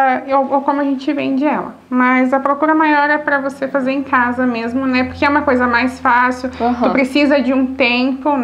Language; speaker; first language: Portuguese; native; Portuguese